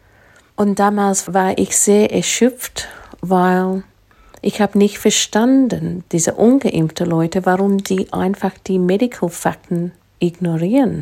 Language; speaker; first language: German; non-native, fluent; English